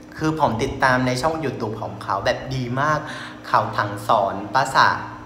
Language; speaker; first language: Thai; non-native, fluent; Vietnamese